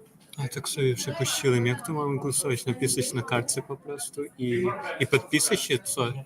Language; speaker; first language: Polish; non-native, fluent; Ukrainian